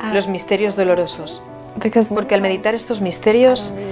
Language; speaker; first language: Spanish; non-native, fluent; German